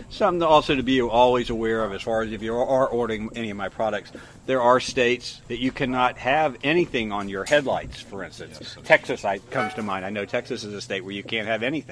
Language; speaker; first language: English; native; English